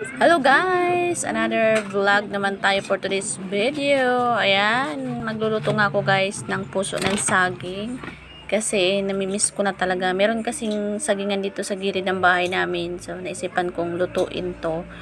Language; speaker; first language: Filipino; non-native, local second language; Masbatenyo